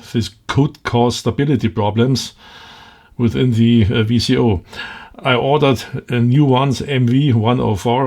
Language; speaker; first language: English; non-native, fluent; German